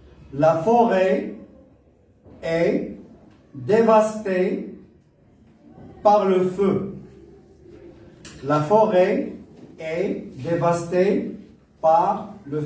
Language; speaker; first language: French; non-native, local second language; Arabic